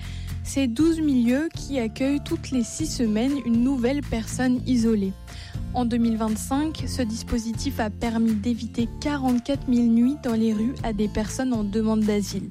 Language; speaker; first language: French; native; French